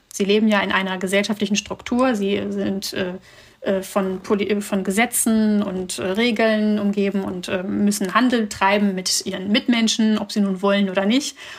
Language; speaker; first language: German; early bilingual, other home language; Russian